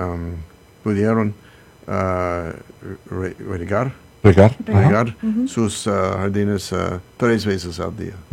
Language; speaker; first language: Spanish; non-native, learner; English